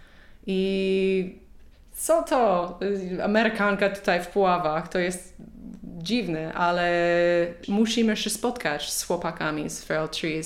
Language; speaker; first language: Polish; non-native, learner; English